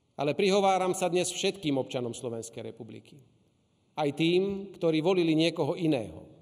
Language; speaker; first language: Slovak; native; Slovak